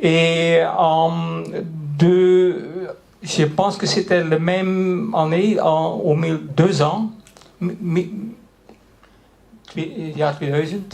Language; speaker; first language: French; non-native, local second language; Dutch